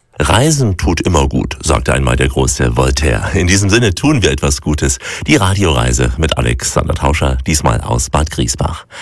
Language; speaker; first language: German; native; German